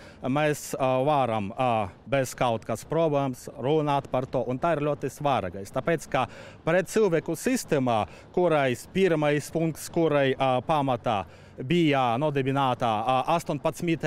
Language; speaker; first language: Latvian; non-native, fluent; Russian